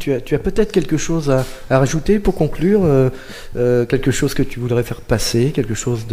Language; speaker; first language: French; native; French